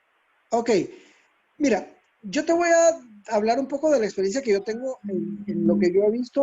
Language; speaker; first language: Spanish; native; Spanish